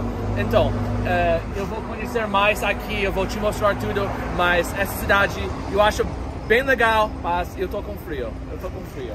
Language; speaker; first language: Portuguese; non-native, learner; English